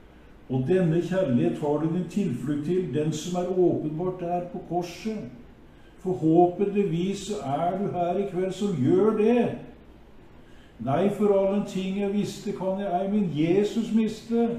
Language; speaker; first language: Norwegian; native; Norwegian